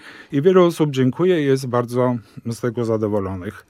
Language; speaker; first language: Polish; non-native, fluent; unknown